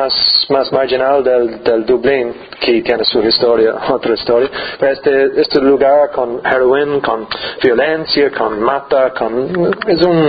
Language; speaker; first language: Spanish; non-native, learner; English